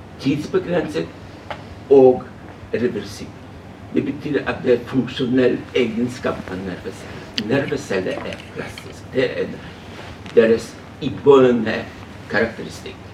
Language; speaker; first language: Norwegian; non-native, fluent; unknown